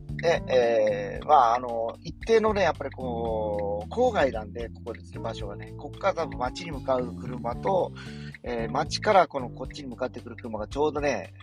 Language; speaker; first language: Japanese; native; Japanese